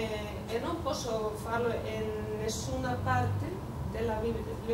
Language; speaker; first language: Italian; non-native, learner; Spanish